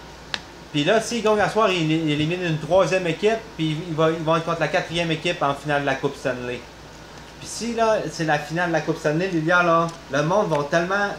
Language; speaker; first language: French; native; French